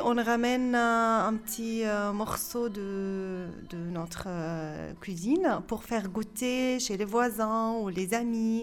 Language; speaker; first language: French; non-native, fluent; Arabic